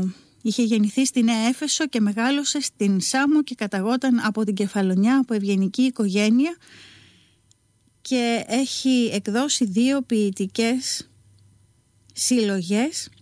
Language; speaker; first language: Greek; native; Greek